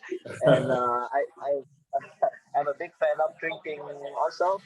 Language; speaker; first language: English; non-native, fluent; Vietnamese